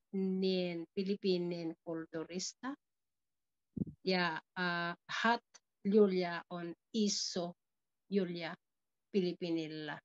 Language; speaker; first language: Finnish; non-native, learner; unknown